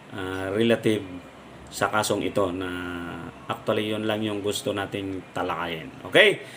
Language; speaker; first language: Filipino; non-native, local second language; Iloko